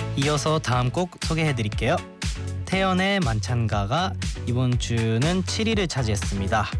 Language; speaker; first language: Korean; non-native, fluent; Japanese